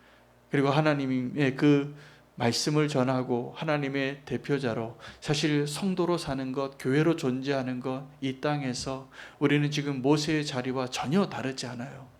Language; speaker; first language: Korean; native; Korean